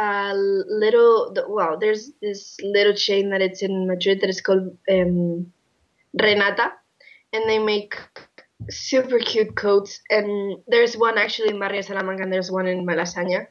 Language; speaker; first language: English; non-native, fluent; Spanish